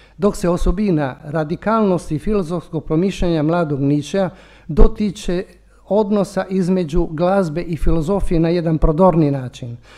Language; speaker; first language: Croatian; non-native, local second language; Italian